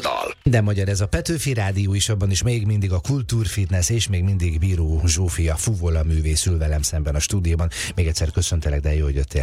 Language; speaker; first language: Hungarian; native; Hungarian